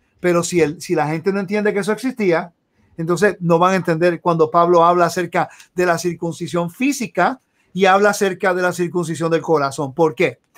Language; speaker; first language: Spanish; early bilingual, heritage; Spanish